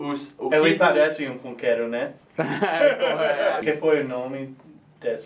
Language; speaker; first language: Portuguese; non-native, fluent; English